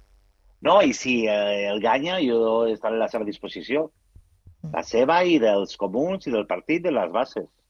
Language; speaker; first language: Catalan; non-native, local second language; Spanish